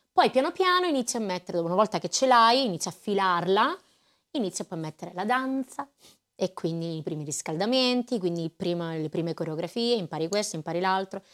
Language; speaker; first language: Italian; native; Italian